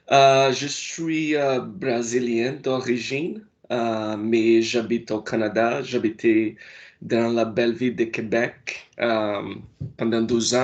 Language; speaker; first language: French; non-native, learner; Portuguese